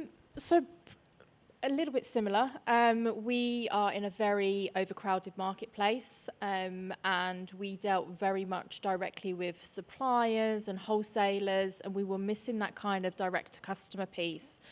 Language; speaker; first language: English; native; English